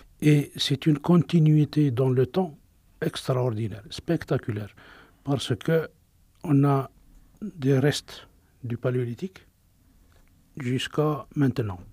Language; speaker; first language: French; non-native, local second language; Arabic